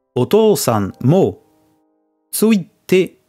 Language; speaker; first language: Japanese; non-native, learner; French